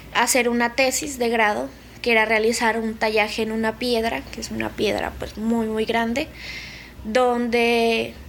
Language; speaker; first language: Spanish; native; Spanish